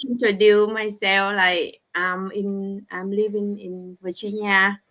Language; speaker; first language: English; non-native, learner; Vietnamese